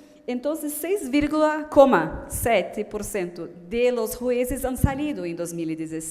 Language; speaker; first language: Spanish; non-native, fluent; Portuguese